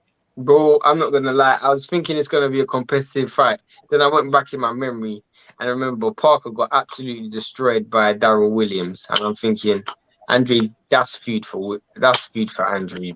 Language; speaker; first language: English; native; English